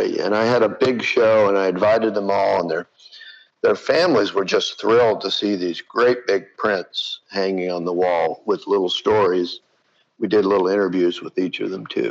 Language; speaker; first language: English; native; English